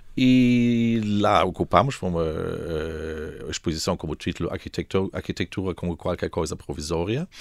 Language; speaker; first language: Portuguese; non-native, fluent; German